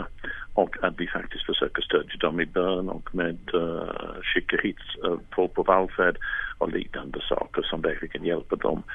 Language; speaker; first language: Swedish; non-native, fluent; English